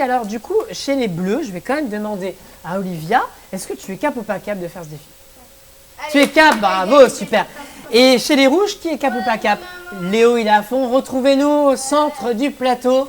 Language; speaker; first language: French; native; French